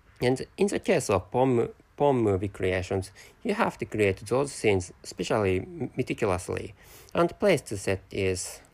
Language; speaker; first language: English; non-native, fluent; Japanese